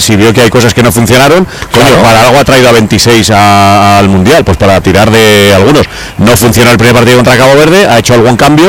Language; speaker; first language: Spanish; native; Spanish